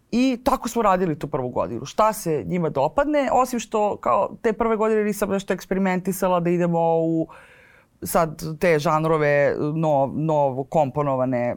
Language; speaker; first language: Serbian; native; Serbian